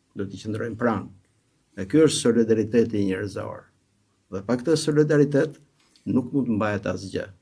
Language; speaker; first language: Albanian; native; Albanian